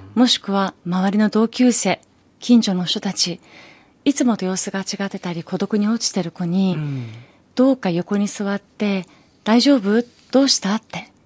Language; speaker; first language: Japanese; early bilingual, other home language; Persian